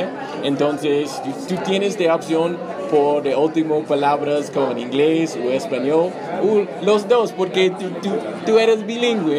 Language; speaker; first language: Spanish; non-native, learner; English